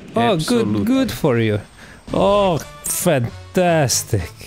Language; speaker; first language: English; native; English